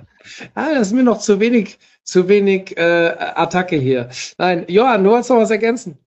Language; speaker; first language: German; native; German